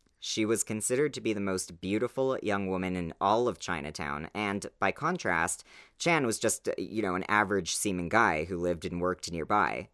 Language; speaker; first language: English; native; English